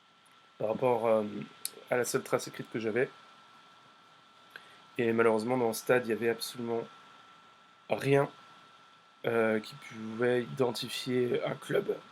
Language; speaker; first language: French; native; French